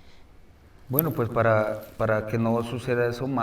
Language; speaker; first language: Spanish; native; Spanish